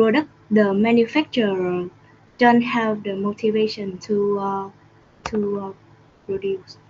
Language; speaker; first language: English; non-native, learner; Vietnamese